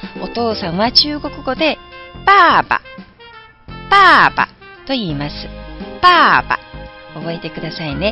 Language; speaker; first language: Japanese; non-native, fluent; Chinese